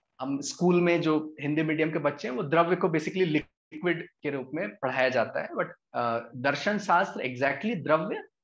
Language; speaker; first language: Hindi; native; Hindi